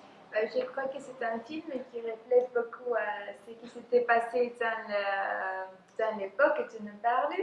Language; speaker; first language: French; non-native, fluent; Spanish